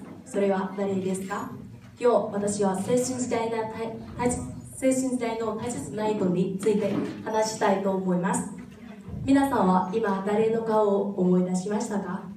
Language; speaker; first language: Japanese; non-native, fluent; Vietnamese